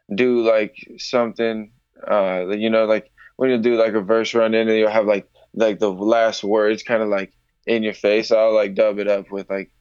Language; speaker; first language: English; native; English